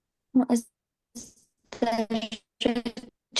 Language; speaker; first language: English; non-native, learner; Arabic